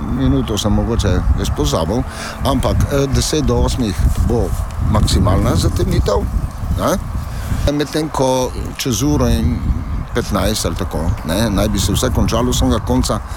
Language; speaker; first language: Slovenian; native; Slovenian